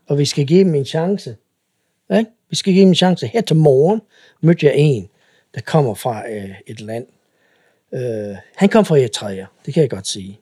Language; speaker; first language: Danish; non-native, fluent; English